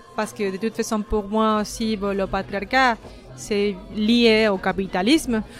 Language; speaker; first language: French; non-native, fluent; Spanish